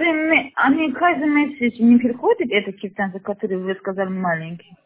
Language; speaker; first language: Russian; non-native, learner; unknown